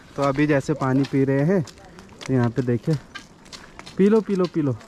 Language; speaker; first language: Hindi; native; Hindi